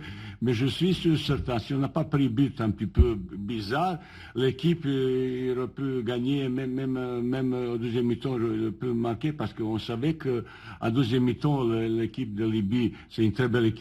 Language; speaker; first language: French; non-native, fluent; Bosnian